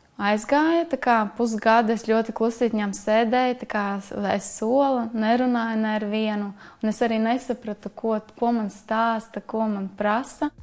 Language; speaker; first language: Latvian; non-native, local second language; Russian